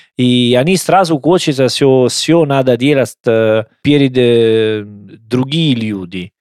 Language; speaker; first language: Russian; non-native, learner; Italian